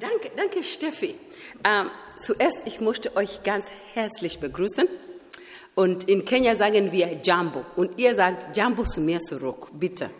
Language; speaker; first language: German; non-native, fluent; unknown